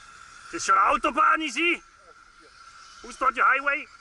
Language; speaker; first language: French; native; French